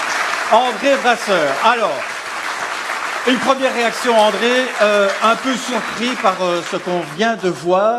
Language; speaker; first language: French; native; French